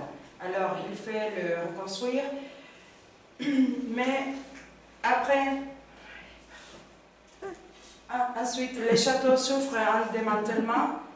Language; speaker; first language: French; non-native, learner; Spanish